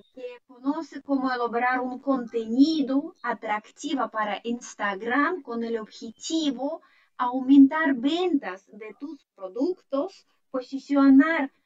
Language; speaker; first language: Spanish; non-native, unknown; Russian